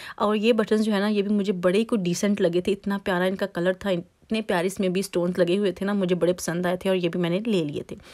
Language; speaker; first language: Urdu; non-native, local second language; Punjabi